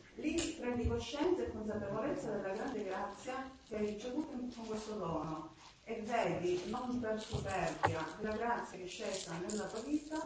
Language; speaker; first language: Italian; native; Italian